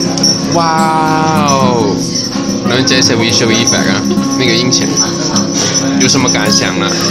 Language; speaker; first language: Chinese; native; Chinese